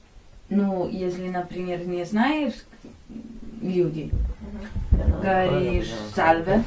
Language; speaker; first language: Russian; non-native, learner; Italian